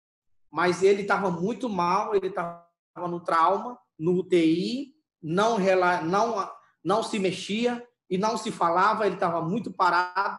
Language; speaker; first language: Portuguese; non-native, local second language; Yanomámi